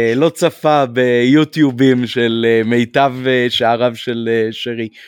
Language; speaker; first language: Hebrew; native; Hebrew